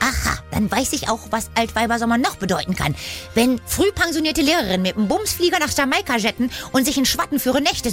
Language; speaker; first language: German; native; German